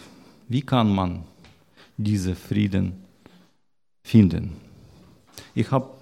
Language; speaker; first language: German; non-native, learner; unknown